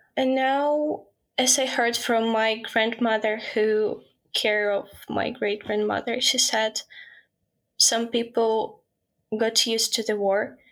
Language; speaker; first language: English; non-native, fluent; Ukrainian